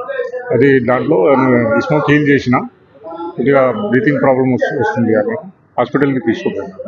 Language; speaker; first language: Telugu; non-native, local second language; Urdu